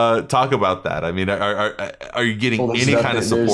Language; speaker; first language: English; native; English